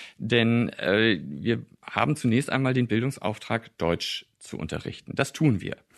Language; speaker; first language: German; native; German